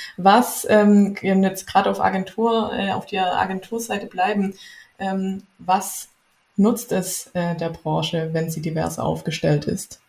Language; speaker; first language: German; native; German